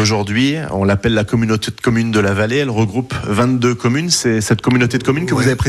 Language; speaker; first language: French; native; French